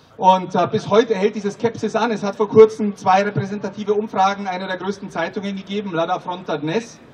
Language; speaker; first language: German; non-native, fluent; Czech